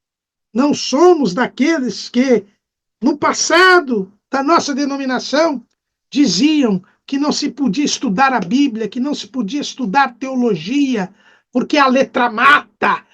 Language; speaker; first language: Portuguese; native; Portuguese